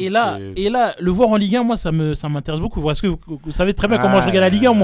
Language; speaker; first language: French; native; French